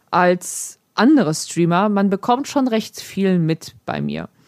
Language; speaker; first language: German; early bilingual, other home language; Polish